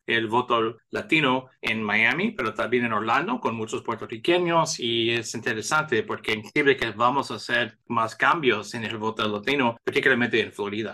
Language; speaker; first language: Spanish; early bilingual, heritage; English